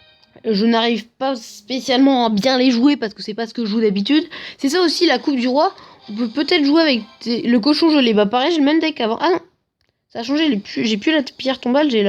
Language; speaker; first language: French; native; French